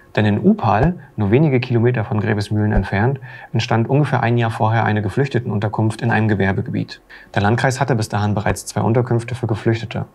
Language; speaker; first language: German; native; German